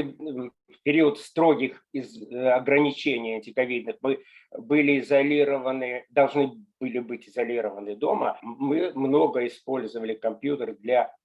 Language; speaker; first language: Russian; native; Russian